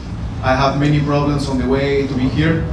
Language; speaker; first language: English; non-native, learner; Spanish